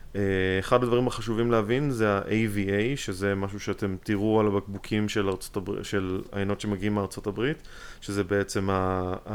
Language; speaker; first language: Hebrew; native; Hebrew